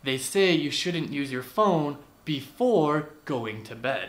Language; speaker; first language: English; native; English